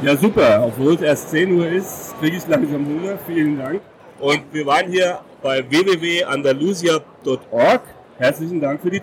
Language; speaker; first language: German; native; German